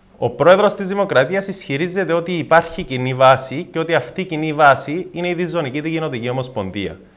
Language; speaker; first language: Greek; native; Greek